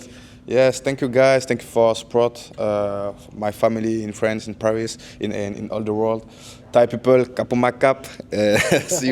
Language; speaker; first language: English; non-native, learner; French